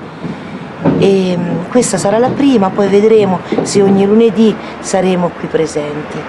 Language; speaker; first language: Italian; native; Italian